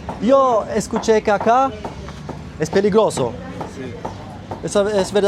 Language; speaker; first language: Spanish; non-native, learner; German